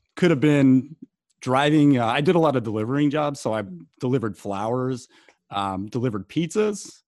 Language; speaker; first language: English; native; English